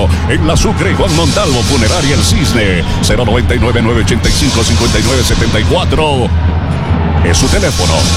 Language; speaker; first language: Spanish; native; Spanish